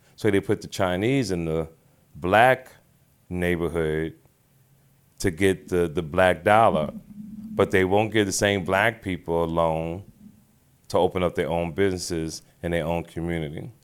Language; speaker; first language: English; native; English